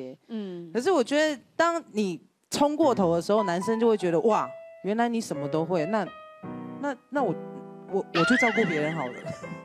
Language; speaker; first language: Chinese; native; Chinese